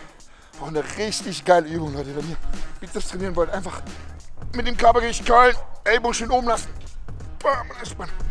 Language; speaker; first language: German; native; German